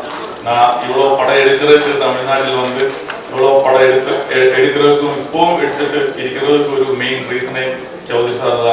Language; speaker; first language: Tamil; non-native, learner; Malayalam